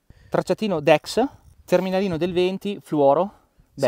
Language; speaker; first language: Italian; native; Italian